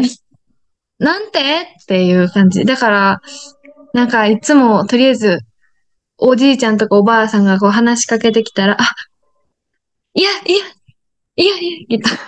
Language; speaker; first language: Japanese; native; Japanese